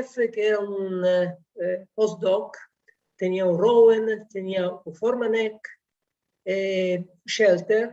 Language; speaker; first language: Portuguese; non-native, fluent; Italian